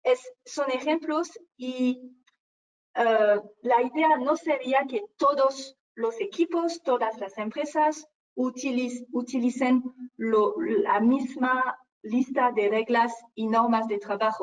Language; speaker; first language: Spanish; non-native, fluent; French